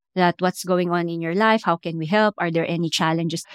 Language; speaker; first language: English; non-native, local second language; Filipino